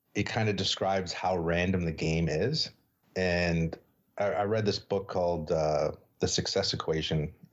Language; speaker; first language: English; native; English